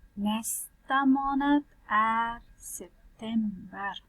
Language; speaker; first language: Swedish; non-native, fluent; Persian